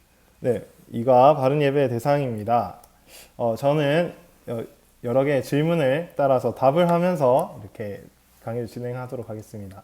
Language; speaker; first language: Korean; native; Korean